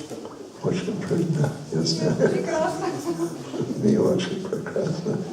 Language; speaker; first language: Russian; non-native, learner; English